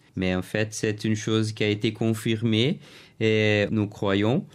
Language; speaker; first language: French; non-native, learner; Portuguese